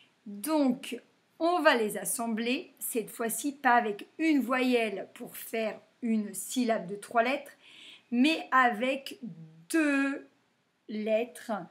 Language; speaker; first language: French; native; French